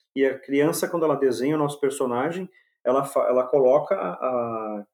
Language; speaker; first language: Portuguese; native; Portuguese